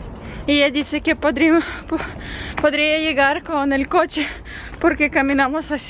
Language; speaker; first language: Spanish; non-native, fluent; Ukrainian